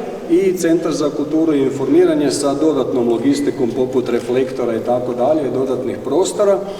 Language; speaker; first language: Croatian; native; Croatian